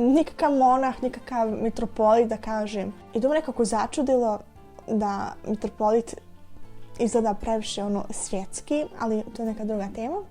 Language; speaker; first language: Bosnian; native; Bosnian